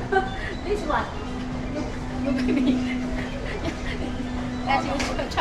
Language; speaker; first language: English; non-native, learner; Chinese